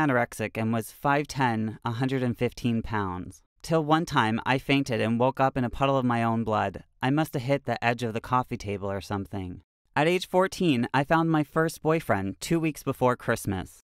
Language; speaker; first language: English; native; English